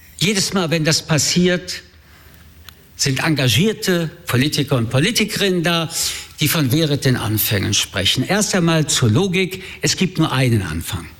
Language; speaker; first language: German; early bilingual, other home language; French